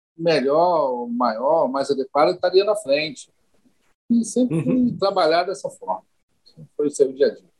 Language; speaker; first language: Portuguese; native; Portuguese